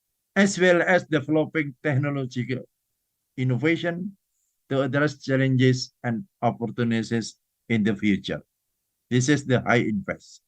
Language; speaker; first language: English; non-native, fluent; Indonesian